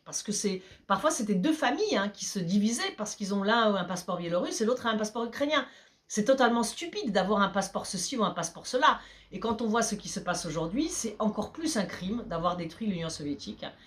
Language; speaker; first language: French; early bilingual, other home language; Polish